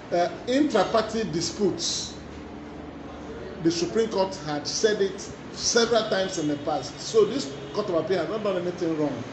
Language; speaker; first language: English; non-native, local second language; Igbo